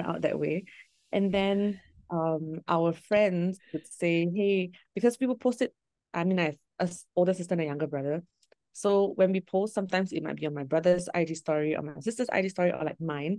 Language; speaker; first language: English; native; English